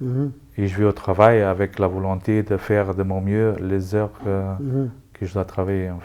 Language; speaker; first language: French; non-native, local second language; Luxembourgish